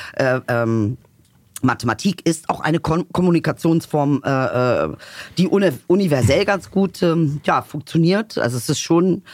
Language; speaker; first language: German; native; German